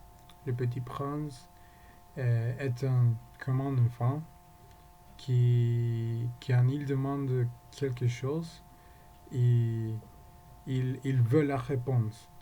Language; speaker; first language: French; non-native, learner; Spanish